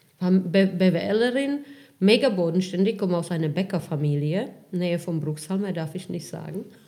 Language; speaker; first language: German; non-native, fluent; Czech